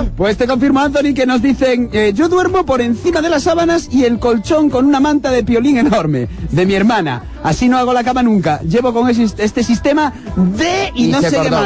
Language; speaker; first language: Spanish; native; Spanish